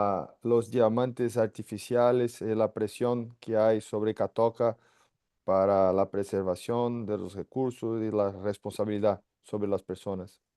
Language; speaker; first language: Spanish; non-native, fluent; Portuguese